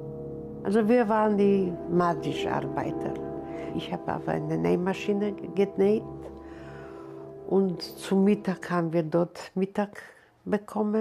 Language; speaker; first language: German; non-native, fluent; Polish